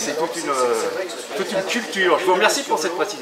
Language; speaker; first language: French; native; French